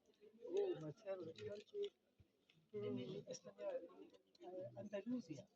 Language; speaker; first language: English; non-native, learner; Spanish